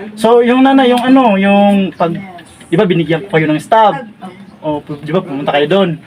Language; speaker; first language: Filipino; non-native, local second language; Waray